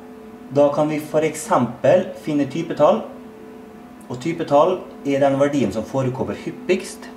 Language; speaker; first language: Norwegian; native; Norwegian